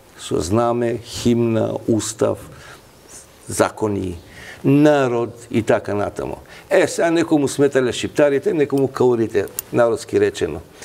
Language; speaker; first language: Macedonian; non-native, local second language; Albanian